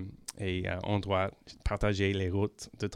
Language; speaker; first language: French; non-native, local second language; English